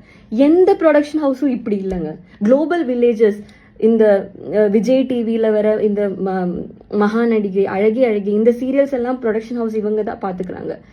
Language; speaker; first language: Tamil; non-native, local second language; Malayalam